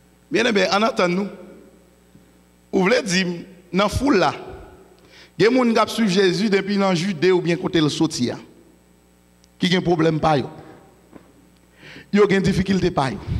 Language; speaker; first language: French; native; French